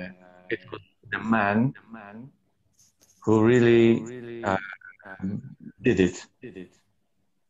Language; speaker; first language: English; non-native, learner; Polish